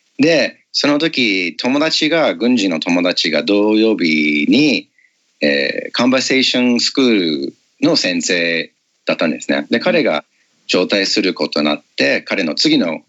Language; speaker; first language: Japanese; non-native, fluent; English